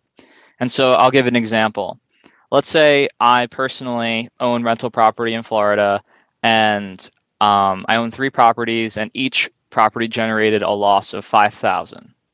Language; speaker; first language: English; native; English